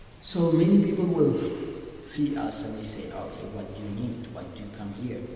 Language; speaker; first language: English; non-native, learner; Arabic